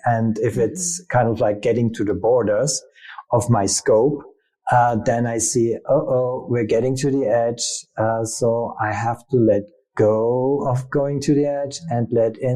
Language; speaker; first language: English; non-native, fluent; German